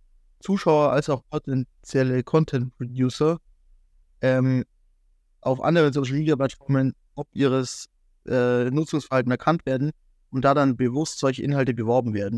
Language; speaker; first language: German; native; German